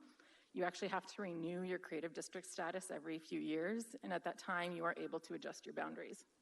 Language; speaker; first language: English; native; English